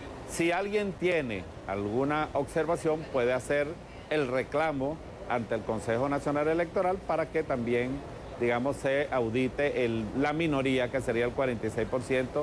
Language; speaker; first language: Spanish; native; Spanish